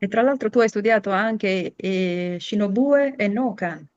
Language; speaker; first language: Italian; native; Italian